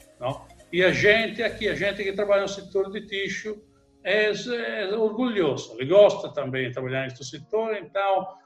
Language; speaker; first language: Portuguese; non-native, learner; Italian